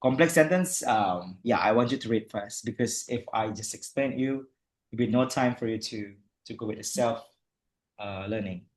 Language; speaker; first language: English; non-native, fluent; Indonesian